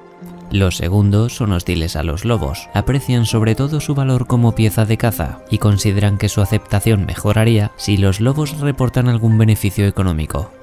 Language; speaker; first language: Spanish; native; Spanish